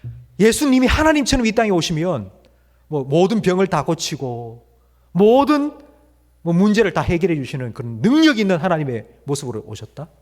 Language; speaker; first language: Korean; native; Korean